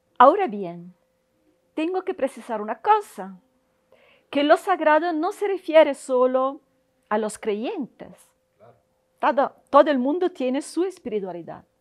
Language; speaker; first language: Spanish; non-native, fluent; Italian